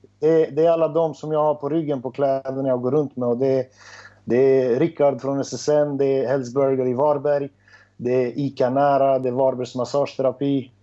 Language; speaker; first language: Swedish; early bilingual, other home language; Albanian